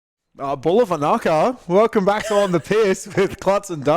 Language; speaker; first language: English; native; English